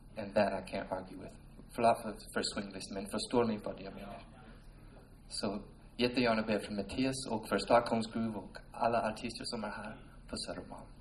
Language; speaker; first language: Swedish; non-native, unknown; English